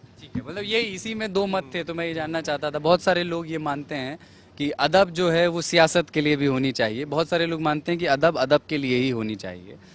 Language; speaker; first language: Urdu; native; Urdu